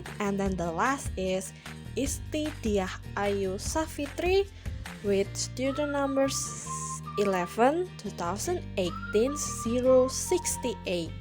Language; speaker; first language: English; non-native, learner; Indonesian